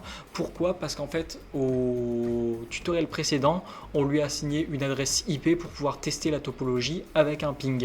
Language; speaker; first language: French; native; French